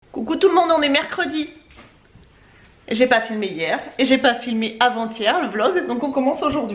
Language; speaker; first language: French; native; French